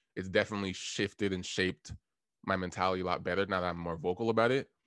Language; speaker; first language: English; native; English